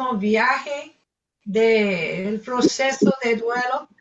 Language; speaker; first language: Spanish; non-native, fluent; English